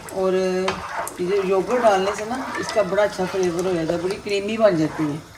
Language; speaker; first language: Urdu; non-native, local second language; Punjabi